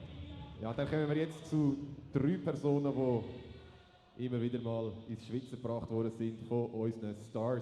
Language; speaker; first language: German; native; German